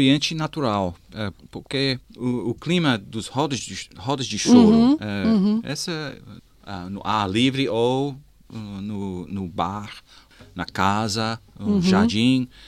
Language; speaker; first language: Portuguese; non-native, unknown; English